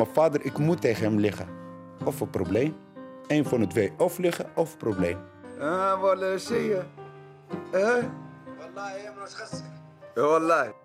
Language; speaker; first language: Dutch; non-native, learner; Arabic